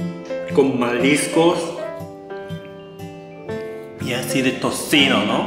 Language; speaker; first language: Spanish; non-native, learner; Japanese